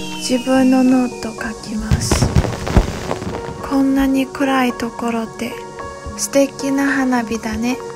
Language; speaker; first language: Japanese; non-native, learner; Chinese